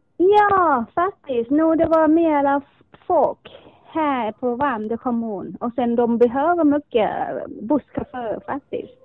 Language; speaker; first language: Swedish; non-native, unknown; Thai